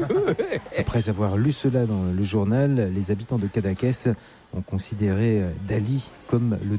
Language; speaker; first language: French; native; French